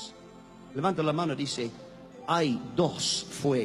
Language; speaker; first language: Spanish; non-native, learner; English